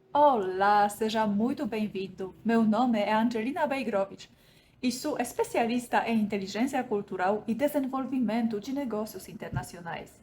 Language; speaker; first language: Portuguese; non-native, fluent; Polish